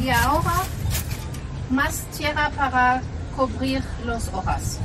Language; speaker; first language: Spanish; non-native, learner; German